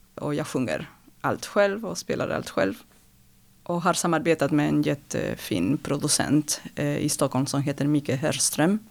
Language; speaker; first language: Swedish; non-native, fluent; Spanish